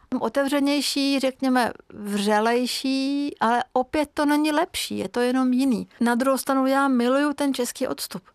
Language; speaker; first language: Czech; non-native, fluent; Hungarian